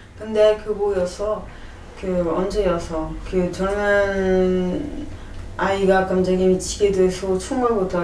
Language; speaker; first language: Korean; non-native, learner; French